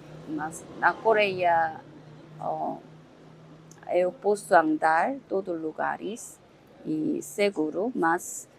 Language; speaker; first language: Portuguese; non-native, learner; Korean